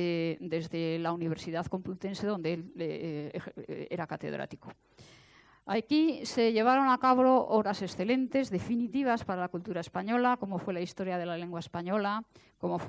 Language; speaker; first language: Spanish; native; Spanish